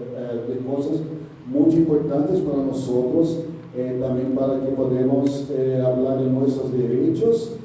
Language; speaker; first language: Spanish; non-native, learner; Portuguese